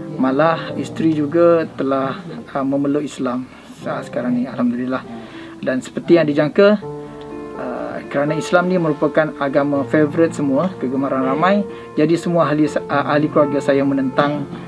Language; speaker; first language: Malay; non-native, local second language; Iban